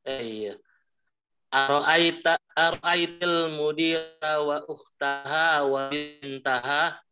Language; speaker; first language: Arabic; non-native, learner; Indonesian